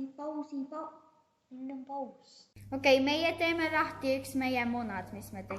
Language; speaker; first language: Estonian; early bilingual, heritage; Estonian